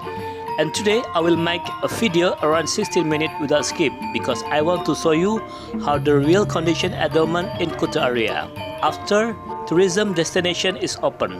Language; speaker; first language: English; non-native, local second language; Indonesian